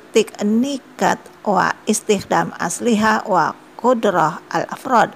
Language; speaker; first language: Arabic; non-native, fluent; Indonesian